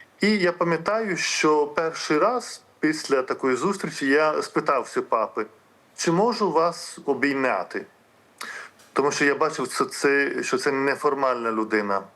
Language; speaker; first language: Ukrainian; non-native, fluent; Lithuanian